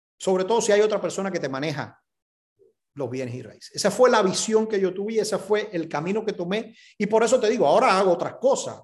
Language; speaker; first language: Spanish; native; Spanish